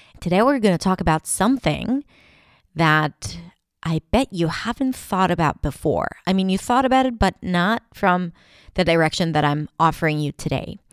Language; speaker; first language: English; non-native, fluent; Hebrew